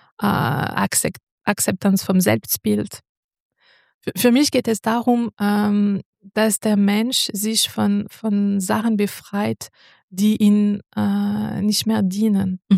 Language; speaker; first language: German; non-native, fluent; French